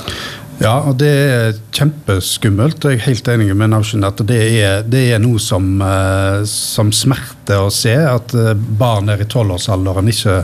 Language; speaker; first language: Norwegian; native; Norwegian